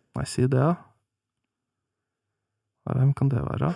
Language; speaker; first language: Norwegian; native; Norwegian